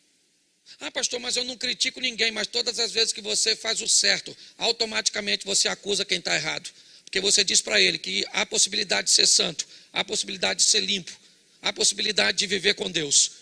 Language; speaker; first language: Portuguese; native; Portuguese